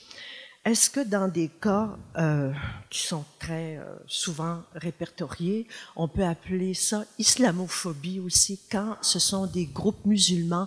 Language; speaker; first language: French; native; French